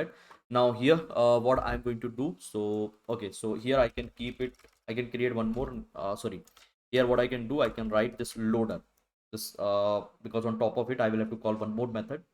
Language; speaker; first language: English; non-native, local second language; Hindi